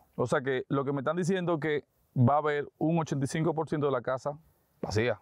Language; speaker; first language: Spanish; native; Spanish